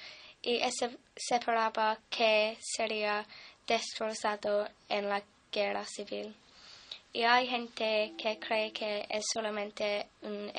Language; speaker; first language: Spanish; non-native, fluent; English